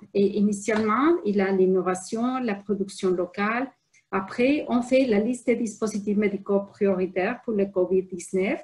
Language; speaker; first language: French; non-native, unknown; Spanish